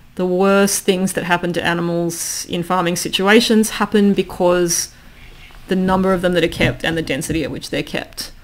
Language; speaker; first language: English; native; English